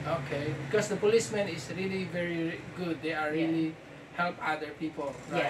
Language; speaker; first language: English; non-native, fluent; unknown